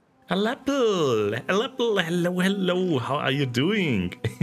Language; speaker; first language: English; non-native, fluent; German